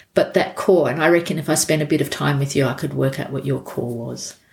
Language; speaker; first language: English; native; English